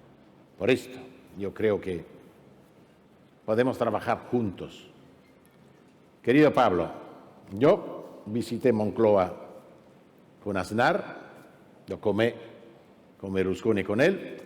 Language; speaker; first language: Spanish; non-native, fluent; Italian